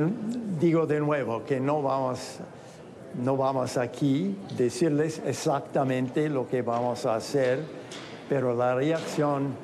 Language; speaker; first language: Spanish; non-native, fluent; English